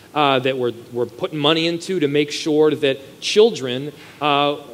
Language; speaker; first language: English; native; English